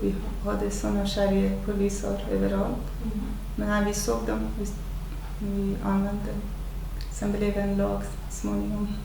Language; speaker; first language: Swedish; non-native, fluent; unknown